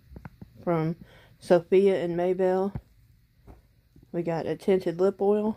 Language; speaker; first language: English; native; English